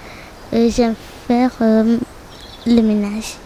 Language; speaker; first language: French; non-native, learner; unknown